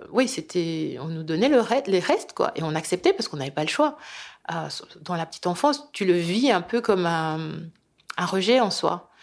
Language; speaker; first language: French; early bilingual, other home language; Lingala